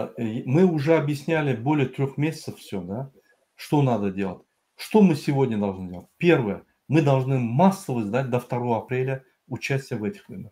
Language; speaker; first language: Russian; native; Russian